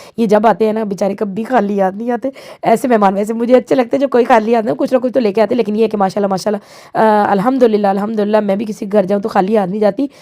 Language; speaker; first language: Urdu; native; Urdu